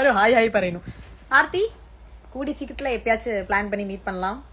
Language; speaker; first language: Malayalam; early bilingual, heritage; Malayalam